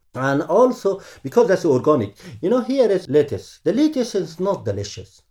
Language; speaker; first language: English; non-native, learner; Persian